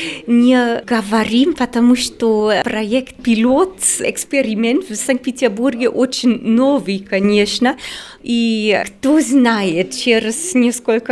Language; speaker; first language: Russian; non-native, fluent; German